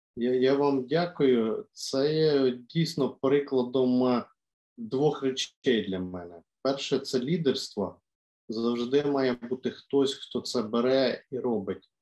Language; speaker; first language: Ukrainian; native; Ukrainian